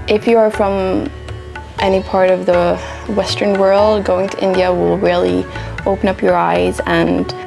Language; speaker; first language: English; non-native, fluent; Swedish